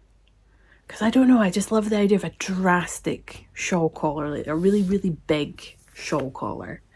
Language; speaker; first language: English; native; English